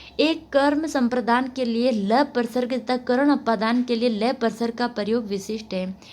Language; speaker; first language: Hindi; native; Hindi